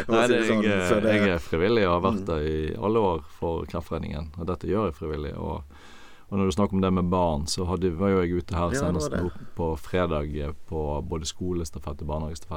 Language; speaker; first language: Norwegian; native; Norwegian